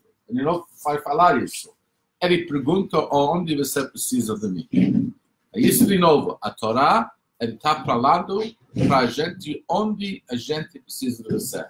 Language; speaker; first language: Portuguese; non-native, fluent; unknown